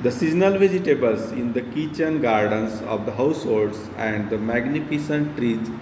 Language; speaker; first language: English; non-native, local second language; Marathi